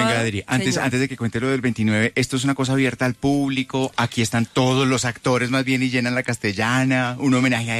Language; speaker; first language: Spanish; native; Spanish